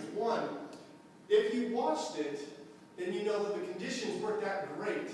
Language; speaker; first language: English; native; English